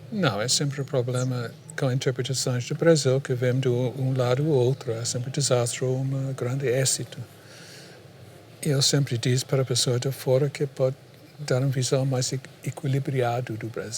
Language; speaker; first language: Portuguese; non-native, fluent; English